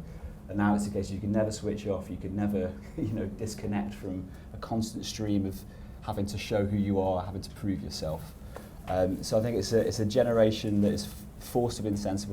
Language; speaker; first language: English; native; English